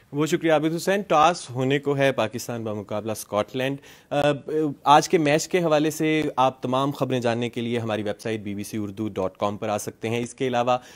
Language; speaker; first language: Urdu; native; Urdu